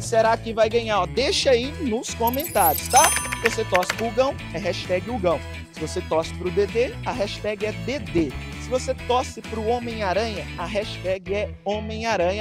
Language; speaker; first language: Portuguese; native; Portuguese